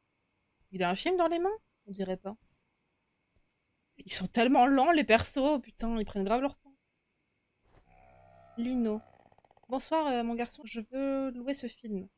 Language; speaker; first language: French; native; French